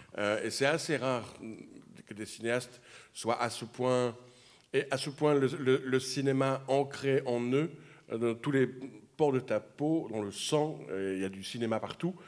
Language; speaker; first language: French; native; French